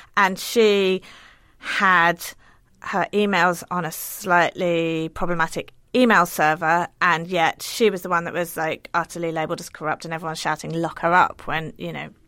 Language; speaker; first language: English; native; English